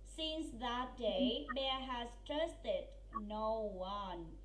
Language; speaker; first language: English; non-native, fluent; Vietnamese